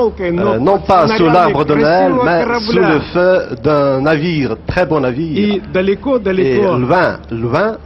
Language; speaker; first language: French; non-native, fluent; Russian